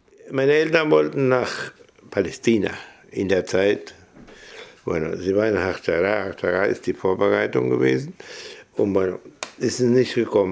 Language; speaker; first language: German; early bilingual, heritage; German